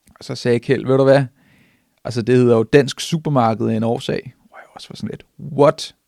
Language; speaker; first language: Danish; native; Danish